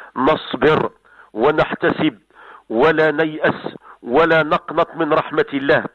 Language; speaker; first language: Arabic; native; Arabic